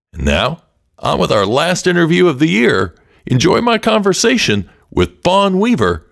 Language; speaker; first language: English; native; English